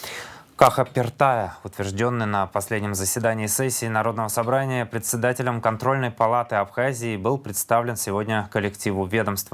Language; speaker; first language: Russian; native; Russian